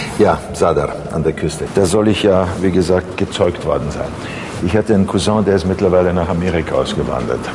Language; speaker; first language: German; early bilingual, other home language; Croatian